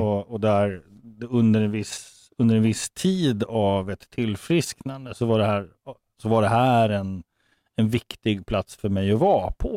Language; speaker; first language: Swedish; native; Swedish